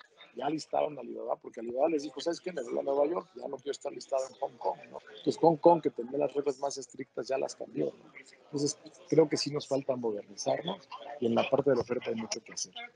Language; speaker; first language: Spanish; native; Spanish